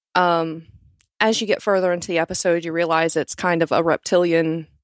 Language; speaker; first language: English; native; English